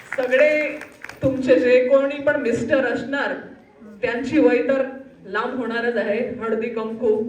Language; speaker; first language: Marathi; non-native, local second language; Gujarati